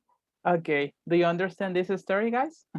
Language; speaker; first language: English; non-native, fluent; Spanish